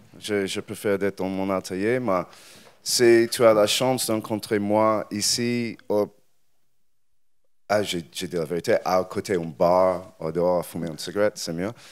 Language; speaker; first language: French; non-native, learner; English